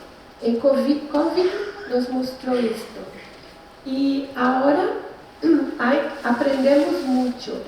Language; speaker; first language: Spanish; non-native, learner; Portuguese